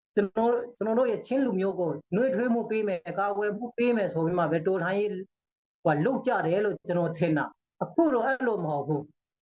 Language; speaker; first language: Burmese; non-native, local second language; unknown